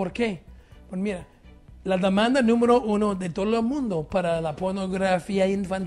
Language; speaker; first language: Spanish; non-native, fluent; English